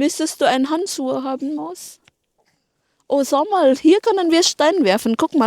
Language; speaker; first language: German; non-native, fluent; Indonesian